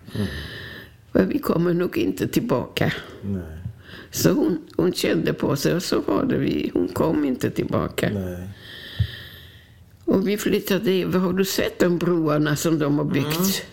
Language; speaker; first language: Swedish; non-native, fluent; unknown